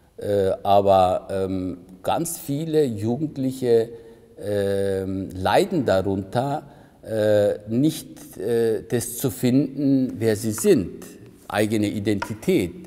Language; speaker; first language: German; early bilingual, other home language; Turkish